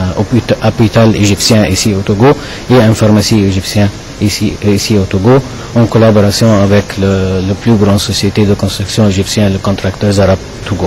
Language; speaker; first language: French; non-native, fluent; Arabic